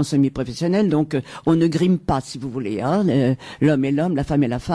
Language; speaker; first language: French; native; French